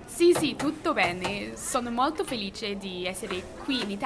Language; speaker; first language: Italian; non-native, learner; English